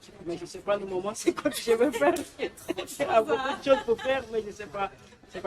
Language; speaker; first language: French; non-native, learner; Portuguese